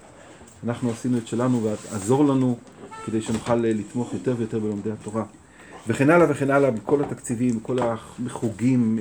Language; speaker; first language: Hebrew; native; Hebrew